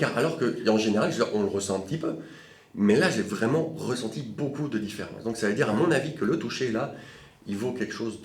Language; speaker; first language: French; native; French